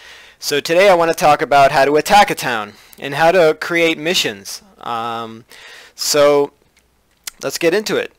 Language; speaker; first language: English; native; English